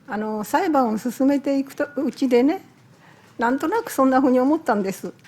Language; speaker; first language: Japanese; native; Japanese